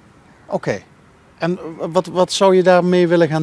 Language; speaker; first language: Dutch; native; Dutch